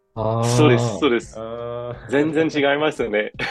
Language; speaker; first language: Japanese; non-native, fluent; Danish